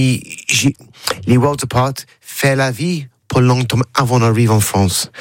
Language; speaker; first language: French; non-native, learner; English